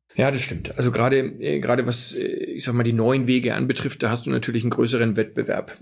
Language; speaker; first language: German; native; German